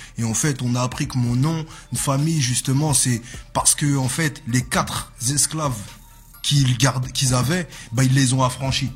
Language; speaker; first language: French; native; French